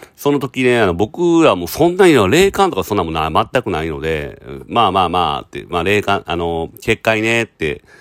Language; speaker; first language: Japanese; native; Japanese